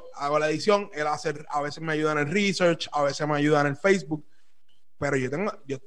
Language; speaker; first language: Spanish; native; Spanish